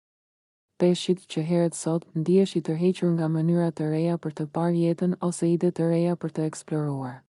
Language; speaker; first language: Albanian; native; Albanian